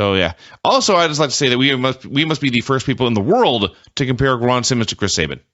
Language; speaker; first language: English; native; English